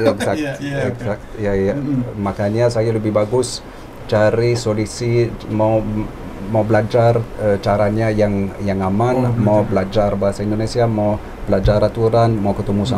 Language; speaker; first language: Indonesian; non-native, fluent; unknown